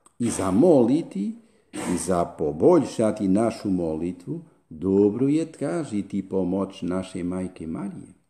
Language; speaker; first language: Croatian; non-native, fluent; Spanish